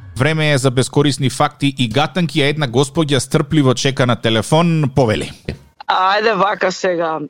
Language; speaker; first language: Macedonian; native; Macedonian